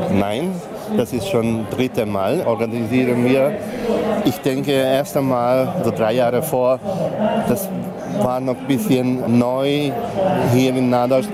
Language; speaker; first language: German; non-native, local second language; Hungarian